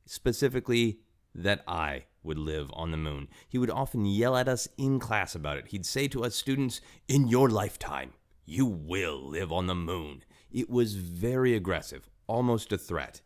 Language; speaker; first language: English; native; English